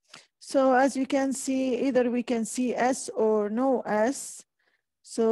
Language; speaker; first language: English; non-native, fluent; Arabic